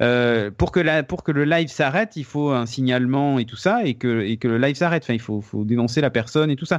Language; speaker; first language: French; native; French